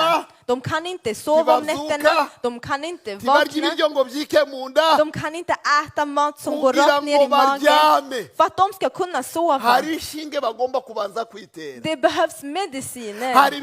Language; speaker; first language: Swedish; non-native, fluent; Kinyarwanda